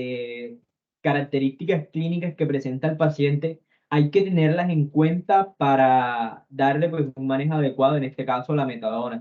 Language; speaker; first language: Spanish; native; Spanish